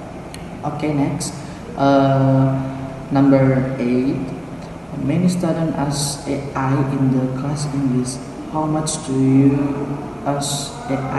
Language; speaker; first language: English; non-native, learner; Indonesian